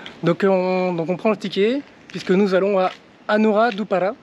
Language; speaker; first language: French; native; French